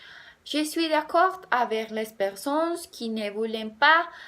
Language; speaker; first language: French; non-native, learner; Spanish